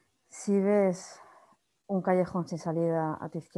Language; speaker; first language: Spanish; native; Spanish